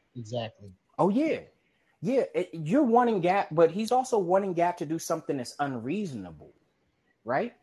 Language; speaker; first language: English; native; English